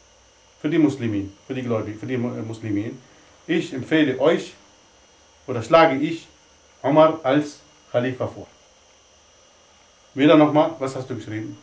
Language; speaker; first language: German; non-native, fluent; Arabic